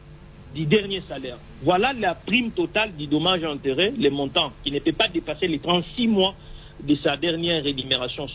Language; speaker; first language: French; non-native, local second language; Swahili